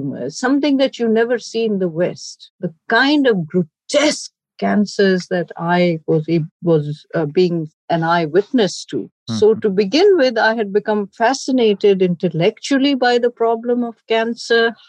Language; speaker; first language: English; non-native, local second language; Urdu